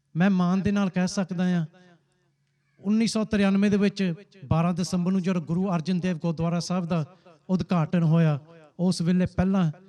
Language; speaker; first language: Punjabi; early bilingual, heritage; Punjabi